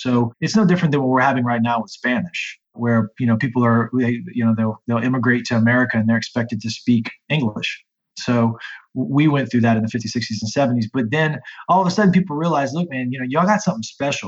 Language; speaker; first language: English; native; English